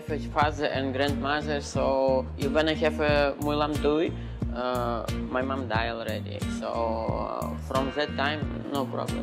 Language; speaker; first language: English; non-native, learner; Ukrainian